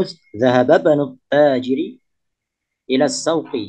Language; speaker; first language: Arabic; non-native, learner; Indonesian